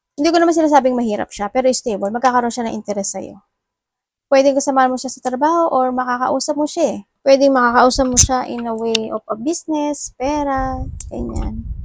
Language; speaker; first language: Filipino; native; Filipino